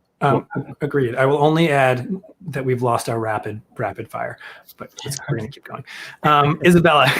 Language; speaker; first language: English; native; English